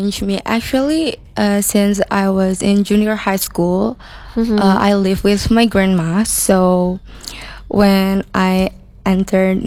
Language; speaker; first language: Indonesian; native; Indonesian